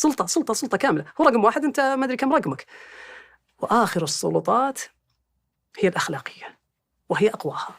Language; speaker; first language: Arabic; native; Arabic